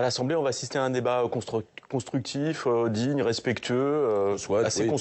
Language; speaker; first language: French; native; French